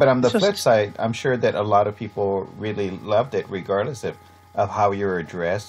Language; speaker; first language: English; native; English